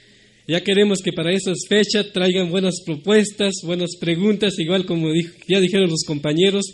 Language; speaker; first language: Spanish; non-native, local second language; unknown